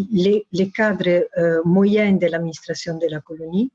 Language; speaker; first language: French; non-native, fluent; Italian